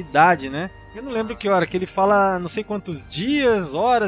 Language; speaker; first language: Portuguese; native; Portuguese